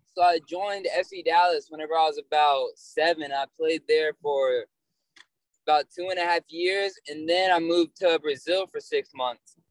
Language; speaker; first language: English; native; English